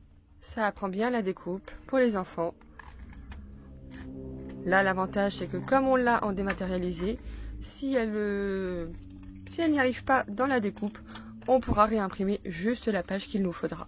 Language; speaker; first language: French; native; French